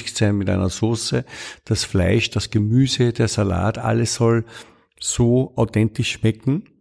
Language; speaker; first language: German; native; German